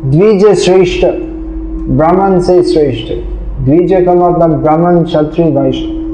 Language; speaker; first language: Hindi; non-native, fluent; English